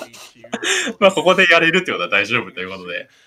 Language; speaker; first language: Japanese; native; Japanese